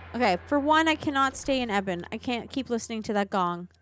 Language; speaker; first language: English; native; English